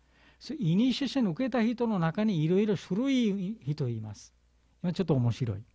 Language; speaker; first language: Japanese; non-native, learner; Bangla